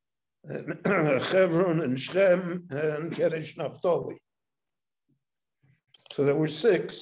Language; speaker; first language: English; native; English